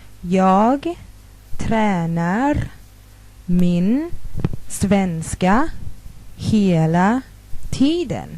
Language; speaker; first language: Swedish; non-native, fluent; Thai